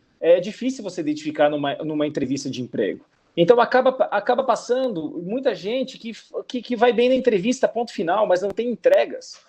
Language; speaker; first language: Portuguese; native; Portuguese